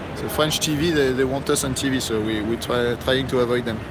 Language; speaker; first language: English; non-native, fluent; French